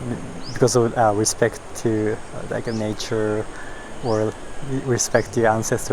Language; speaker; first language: English; non-native, learner; Japanese